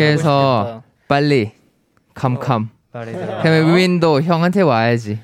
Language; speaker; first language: Korean; non-native, fluent; Thai